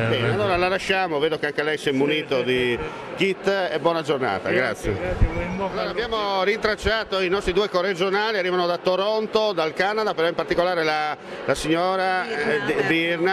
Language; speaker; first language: Italian; native; Italian